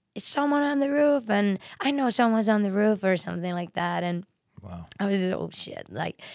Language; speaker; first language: English; non-native, fluent; Icelandic